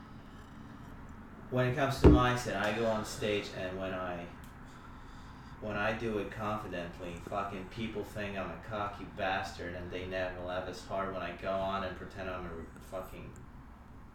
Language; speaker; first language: English; non-native, fluent; Polish